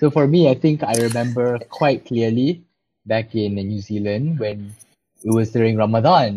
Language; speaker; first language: English; non-native, local second language; Malay